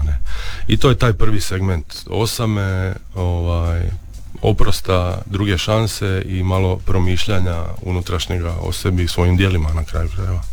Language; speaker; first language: Serbian; native; Serbian